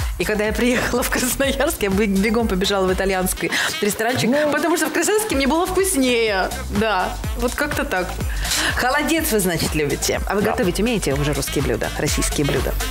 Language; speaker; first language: Russian; native; Russian